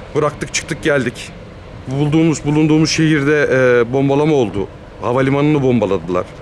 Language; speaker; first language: Turkish; native; Turkish